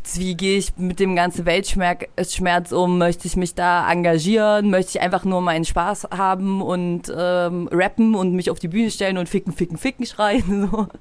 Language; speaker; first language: German; native; German